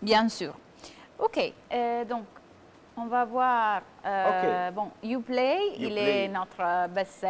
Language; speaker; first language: French; non-native, fluent; Italian